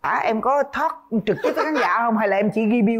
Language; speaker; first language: Vietnamese; native; Vietnamese